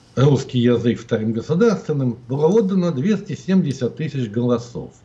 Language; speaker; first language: Russian; native; Russian